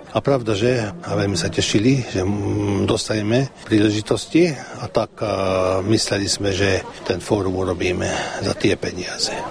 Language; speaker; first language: Slovak; early bilingual, heritage; Slovak